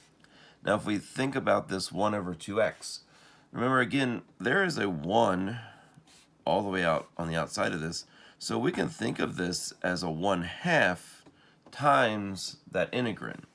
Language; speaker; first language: English; native; English